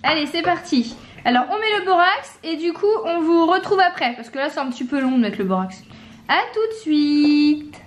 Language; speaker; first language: French; native; French